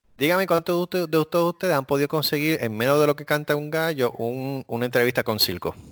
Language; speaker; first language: Spanish; native; Spanish